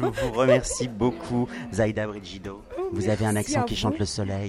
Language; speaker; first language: French; native; French